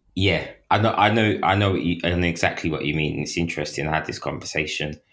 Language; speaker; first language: English; native; English